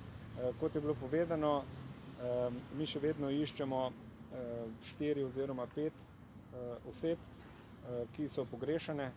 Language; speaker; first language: Slovenian; native; Slovenian